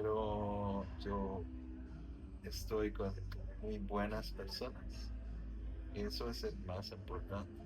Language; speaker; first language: Spanish; non-native, learner; French